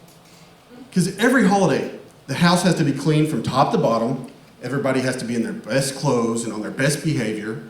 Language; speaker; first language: English; native; English